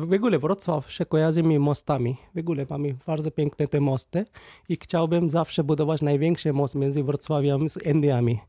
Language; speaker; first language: Polish; non-native, fluent; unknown